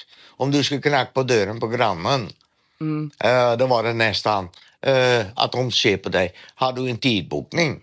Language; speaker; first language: Swedish; non-native, fluent; Dutch